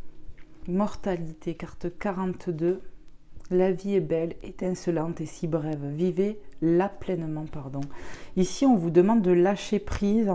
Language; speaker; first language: French; native; French